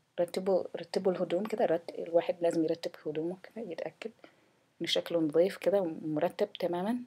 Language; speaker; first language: Arabic; non-native, fluent; English